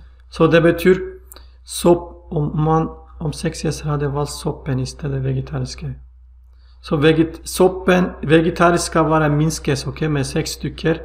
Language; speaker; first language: Swedish; non-native, fluent; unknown